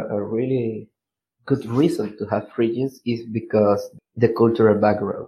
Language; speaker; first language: English; non-native, learner; Spanish